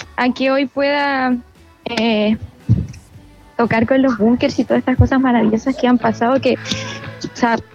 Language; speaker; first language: Spanish; native; Spanish